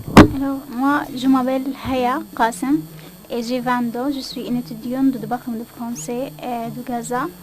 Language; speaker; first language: French; non-native, learner; Arabic